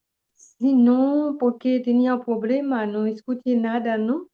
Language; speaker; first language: Spanish; non-native, learner; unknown